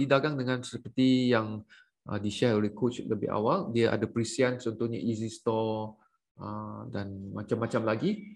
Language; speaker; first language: Malay; native; Malay